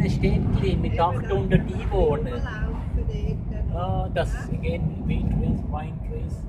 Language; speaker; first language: German; non-native, learner; Kannada